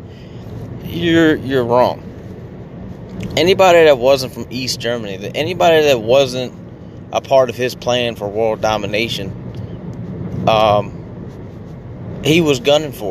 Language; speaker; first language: English; native; English